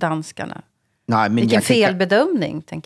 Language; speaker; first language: Danish; non-native, learner; Swedish